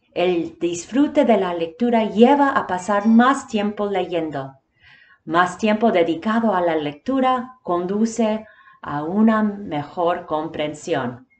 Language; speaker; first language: Spanish; early bilingual, heritage; Spanish